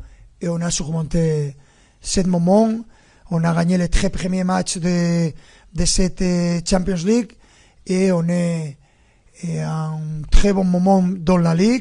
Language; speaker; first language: French; non-native, fluent; Spanish